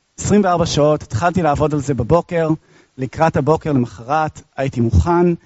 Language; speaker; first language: Hebrew; non-native, fluent; English